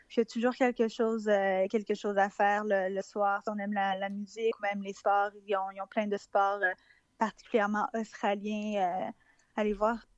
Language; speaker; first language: French; native; French